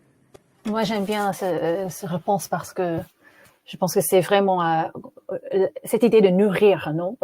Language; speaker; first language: French; non-native, fluent; English